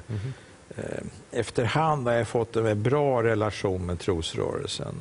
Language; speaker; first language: Swedish; native; Swedish